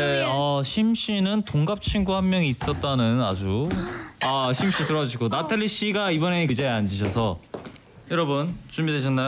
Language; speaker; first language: Korean; native; Korean